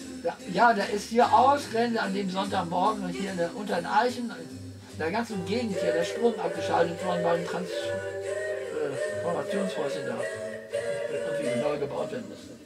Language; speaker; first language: German; native; German